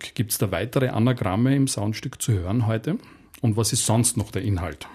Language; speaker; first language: German; native; German